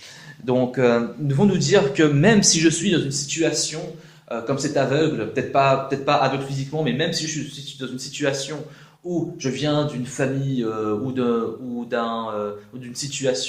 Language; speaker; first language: French; native; French